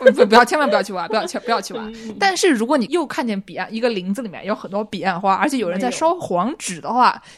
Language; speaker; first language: Chinese; native; Chinese